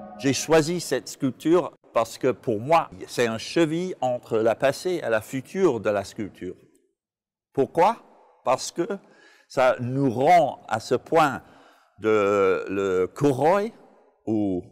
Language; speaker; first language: French; non-native, fluent; English